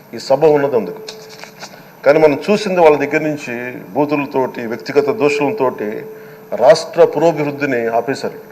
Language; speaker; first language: Telugu; native; Telugu